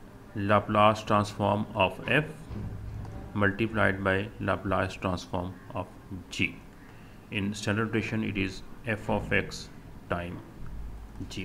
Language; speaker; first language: English; non-native, local second language; Urdu